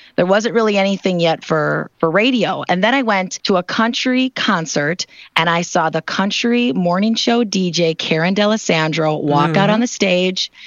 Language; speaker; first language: English; native; English